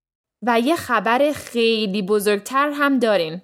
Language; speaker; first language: Persian; early bilingual, heritage; Persian